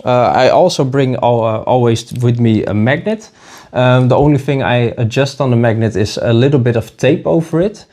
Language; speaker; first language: English; non-native, fluent; Dutch